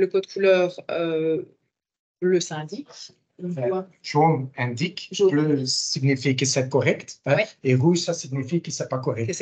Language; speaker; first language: French; non-native, local second language; Dutch